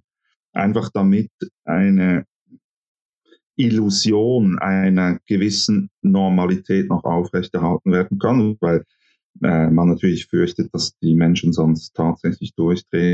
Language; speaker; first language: German; native; German